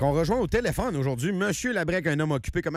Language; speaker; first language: French; native; French